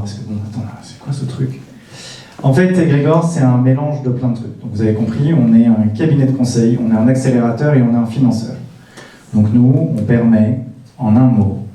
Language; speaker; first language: French; native; French